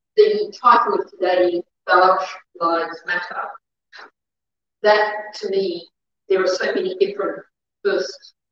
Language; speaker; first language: English; native; English